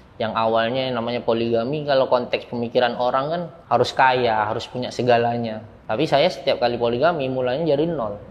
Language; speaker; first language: Indonesian; early bilingual, heritage; Indonesian